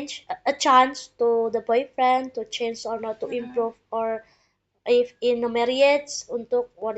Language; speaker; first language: English; non-native, fluent; Indonesian